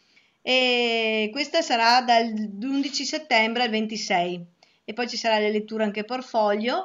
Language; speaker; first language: Italian; native; Italian